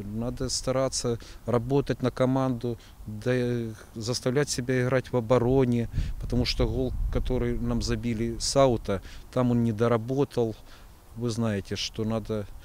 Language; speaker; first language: Russian; native; Russian